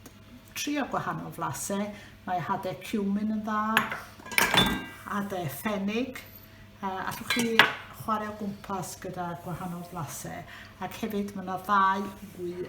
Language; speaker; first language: Welsh; native; Welsh